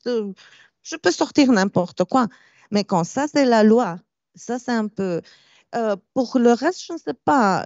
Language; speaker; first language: French; non-native, fluent; Romanian